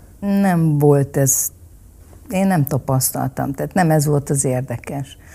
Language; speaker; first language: Hungarian; early bilingual, other home language; Vietnamese